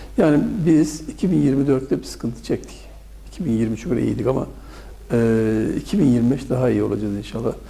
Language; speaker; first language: Turkish; native; Turkish